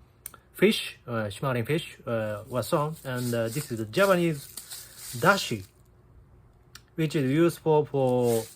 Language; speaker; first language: English; non-native, learner; Japanese